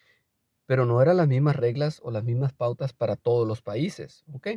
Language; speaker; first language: Spanish; native; Spanish